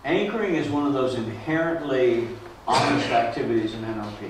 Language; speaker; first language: English; native; English